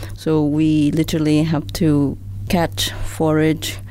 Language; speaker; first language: English; non-native, fluent; Vietnamese